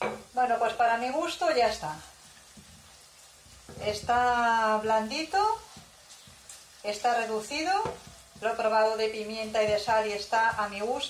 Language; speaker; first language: Spanish; native; Spanish